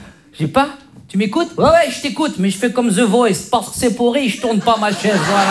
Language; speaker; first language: French; early bilingual, other home language; Arabic